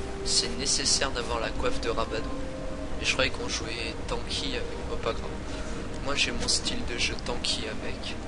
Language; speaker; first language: French; native; French